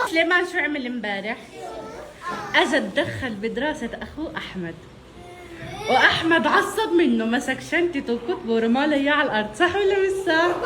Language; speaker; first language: Arabic; native; Arabic